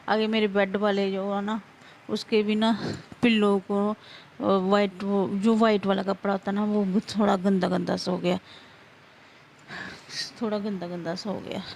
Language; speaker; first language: Hindi; non-native, local second language; Punjabi